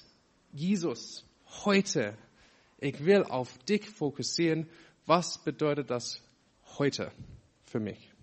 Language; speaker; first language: German; non-native, fluent; English